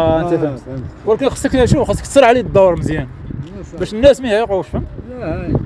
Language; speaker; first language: Arabic; native; Arabic